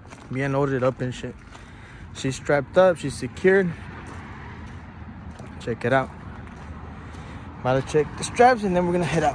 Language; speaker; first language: English; early bilingual, other home language; Spanish